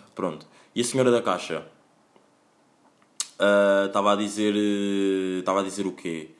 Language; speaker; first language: Portuguese; native; Portuguese